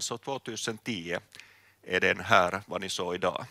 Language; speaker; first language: Swedish; non-native, local second language; Finnish